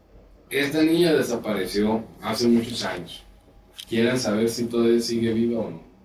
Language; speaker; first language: Spanish; native; Spanish